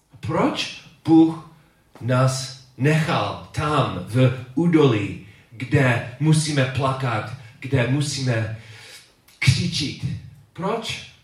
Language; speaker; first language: Czech; non-native, learner; English